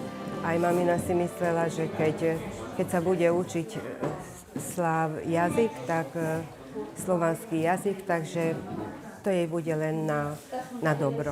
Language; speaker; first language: Slovak; non-native, local second language; Hungarian